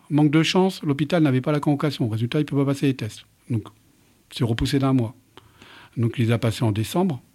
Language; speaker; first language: French; native; French